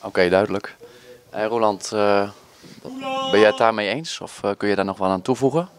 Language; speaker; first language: Dutch; native; Dutch